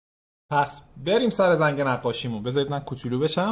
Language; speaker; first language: Persian; native; Persian